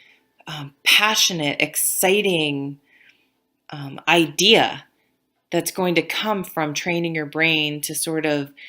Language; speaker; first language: English; native; English